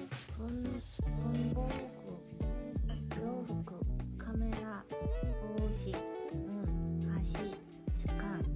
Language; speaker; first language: Japanese; non-native, learner; Korean